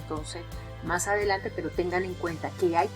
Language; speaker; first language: Spanish; native; Spanish